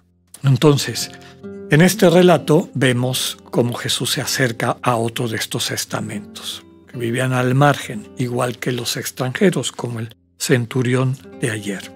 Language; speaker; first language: Spanish; native; Spanish